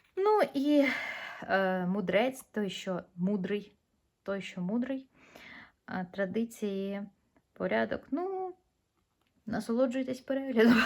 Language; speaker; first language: Ukrainian; non-native, local second language; Russian